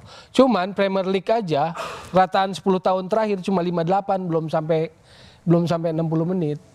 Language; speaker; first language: Indonesian; native; Indonesian